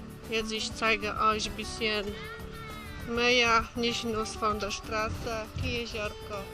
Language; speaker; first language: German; non-native, learner; Polish